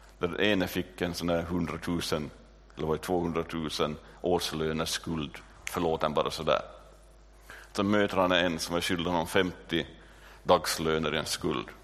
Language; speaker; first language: Swedish; native; Swedish